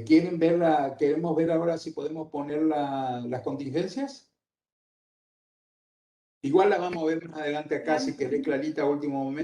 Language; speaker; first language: Spanish; native; Spanish